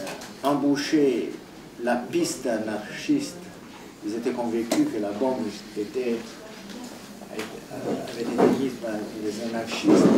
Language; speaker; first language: French; non-native, fluent; Italian